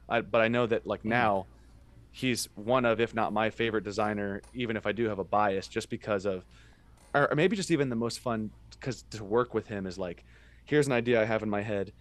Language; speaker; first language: English; native; English